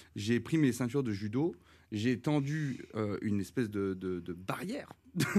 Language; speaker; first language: French; native; French